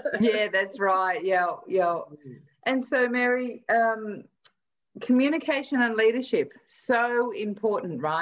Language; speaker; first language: English; native; English